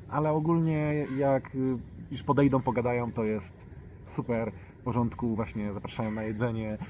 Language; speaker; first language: Polish; native; Polish